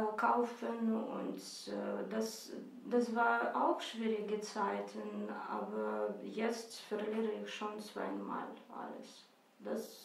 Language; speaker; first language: German; non-native, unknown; Russian